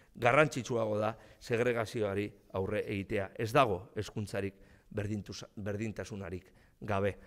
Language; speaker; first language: Basque; non-native, local second language; Spanish